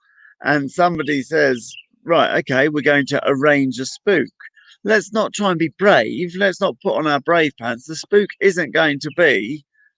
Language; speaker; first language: English; native; English